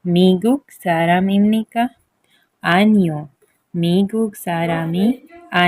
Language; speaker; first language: Korean; non-native, fluent; Hindi